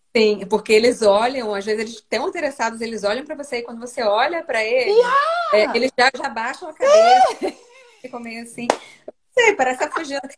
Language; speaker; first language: Portuguese; native; Portuguese